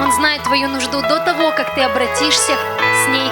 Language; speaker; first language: Russian; native; Russian